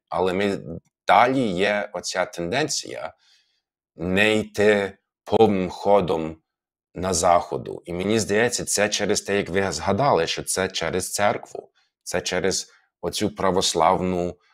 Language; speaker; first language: Ukrainian; non-native, fluent; English